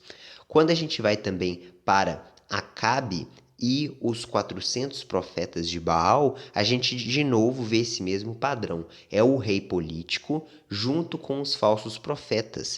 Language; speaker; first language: Portuguese; native; Portuguese